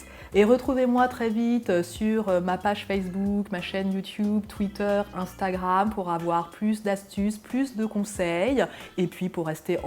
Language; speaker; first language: French; native; French